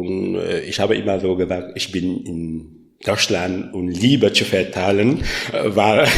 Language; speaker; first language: German; non-native, learner; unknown